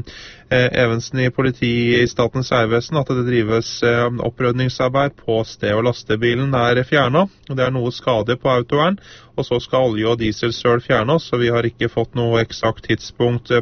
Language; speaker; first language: Norwegian; native; Norwegian